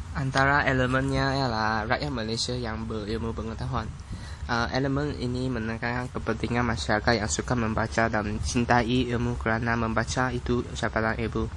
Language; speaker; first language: Malay; non-native, local second language; Chinese